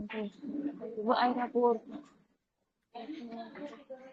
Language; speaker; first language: Russian; non-native, learner; Uzbek